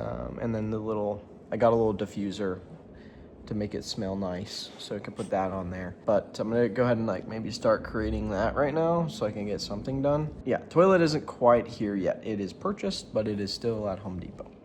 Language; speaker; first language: English; native; English